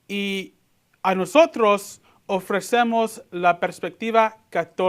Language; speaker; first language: Spanish; early bilingual, heritage; Spanish